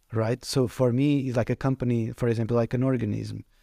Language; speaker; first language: English; non-native, fluent; Portuguese